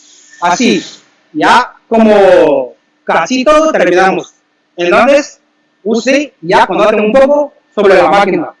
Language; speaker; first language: Spanish; non-native, learner; Chinese